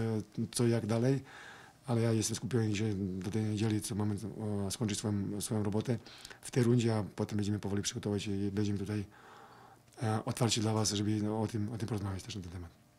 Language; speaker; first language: Polish; non-native, fluent; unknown